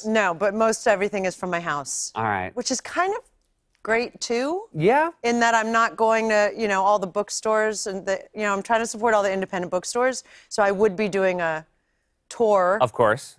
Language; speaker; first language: English; native; English